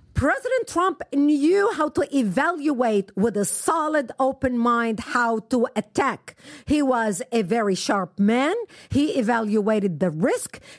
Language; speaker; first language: English; non-native, fluent; Arabic